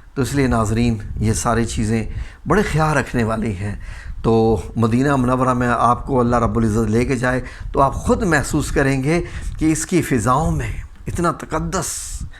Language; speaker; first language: Urdu; native; Urdu